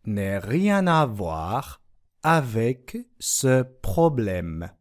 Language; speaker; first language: French; non-native, fluent; Japanese